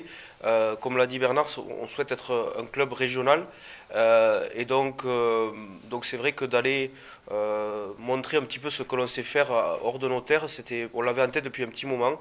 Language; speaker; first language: French; native; French